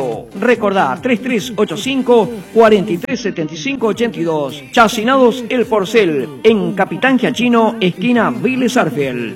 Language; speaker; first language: Spanish; native; Spanish